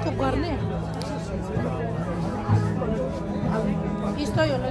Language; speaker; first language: Nepali; non-native, fluent; Filipino